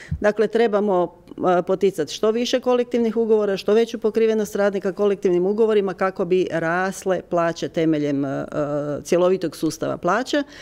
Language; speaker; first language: Croatian; native; Croatian